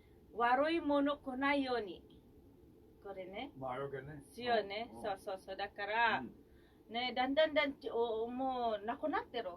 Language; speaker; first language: Japanese; non-native, fluent; Filipino